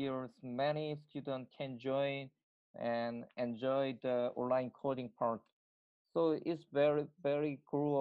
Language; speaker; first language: English; non-native, learner; Korean